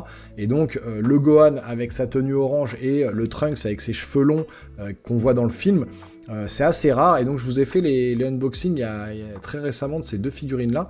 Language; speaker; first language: French; native; French